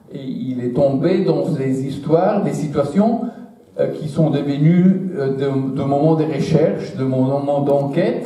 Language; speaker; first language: French; non-native, fluent; Italian